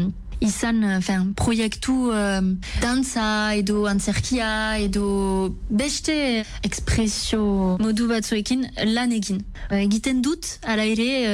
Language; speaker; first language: Basque; non-native, local second language; French